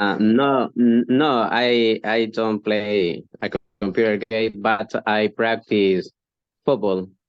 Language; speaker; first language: English; non-native, learner; Spanish